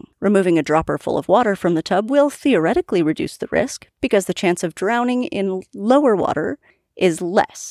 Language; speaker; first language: English; native; English